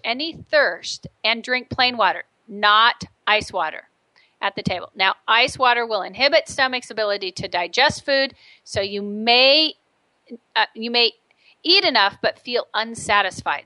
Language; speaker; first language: English; native; English